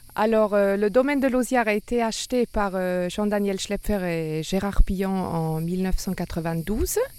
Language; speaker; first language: French; non-native, local second language; Swiss German